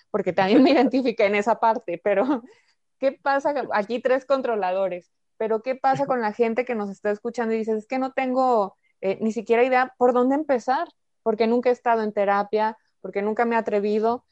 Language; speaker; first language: Spanish; native; Spanish